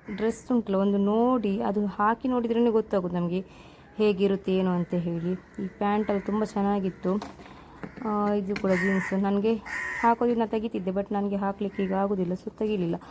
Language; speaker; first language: Kannada; non-native, local second language; Tulu